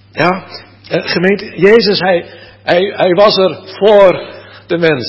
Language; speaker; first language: Dutch; native; Dutch